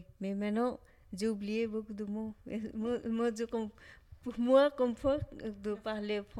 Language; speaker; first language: French; non-native, learner; Bangla